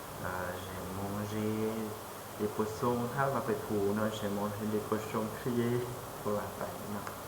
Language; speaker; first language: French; non-native, fluent; Lao